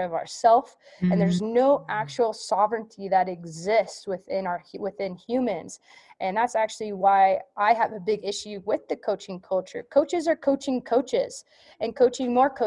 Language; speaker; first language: English; native; English